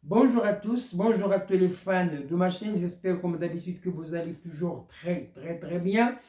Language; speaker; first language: French; non-native, local second language; Arabic